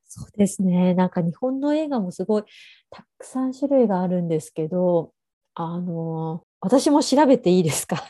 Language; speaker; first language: Japanese; native; Japanese